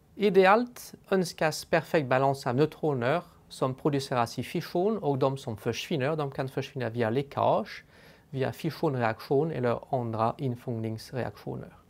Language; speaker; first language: Swedish; non-native, fluent; French